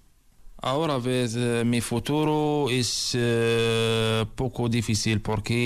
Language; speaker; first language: Spanish; non-native, learner; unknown